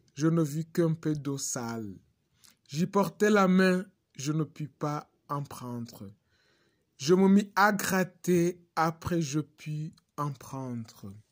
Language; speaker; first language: French; non-native, local second language; Kinyarwanda